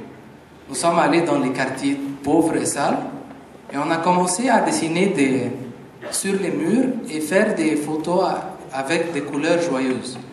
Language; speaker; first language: French; non-native, fluent; Arabic